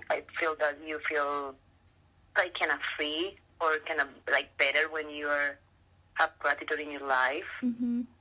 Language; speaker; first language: English; non-native, learner; Spanish